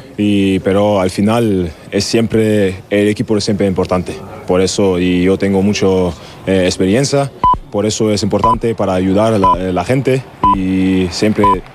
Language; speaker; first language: Spanish; non-native, learner; German